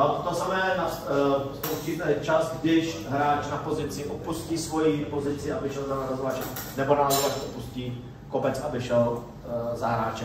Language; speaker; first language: Czech; native; Czech